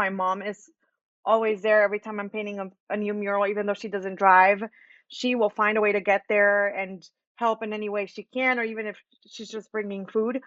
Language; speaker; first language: English; early bilingual, other home language; Spanish